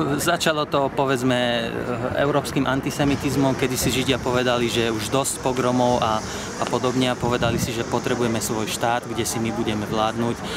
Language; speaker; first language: Slovak; non-native, fluent; Arabic